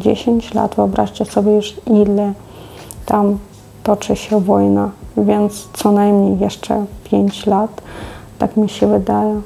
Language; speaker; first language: Polish; non-native, fluent; Russian